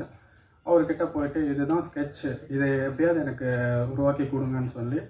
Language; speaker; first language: Tamil; native; Tamil